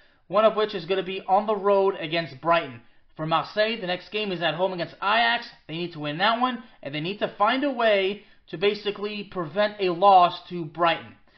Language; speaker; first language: English; early bilingual, other home language; French